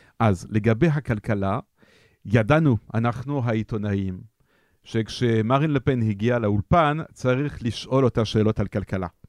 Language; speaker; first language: Hebrew; non-native, fluent; French